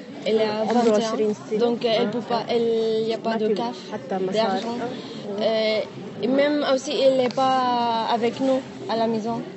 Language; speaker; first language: French; non-native, learner; Arabic